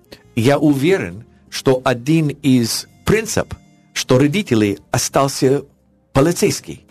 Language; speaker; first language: Russian; non-native, learner; English